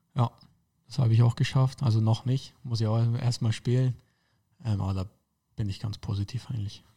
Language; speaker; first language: German; native; German